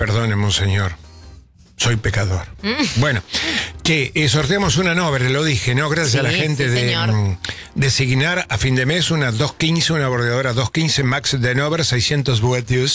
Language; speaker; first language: Spanish; native; Spanish